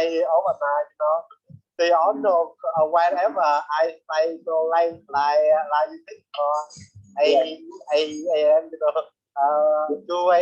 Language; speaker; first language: English; non-native, learner; Vietnamese